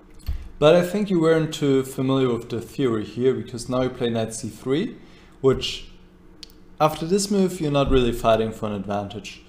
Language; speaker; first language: English; non-native, fluent; German